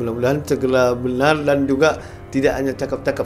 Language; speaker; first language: Indonesian; native; Indonesian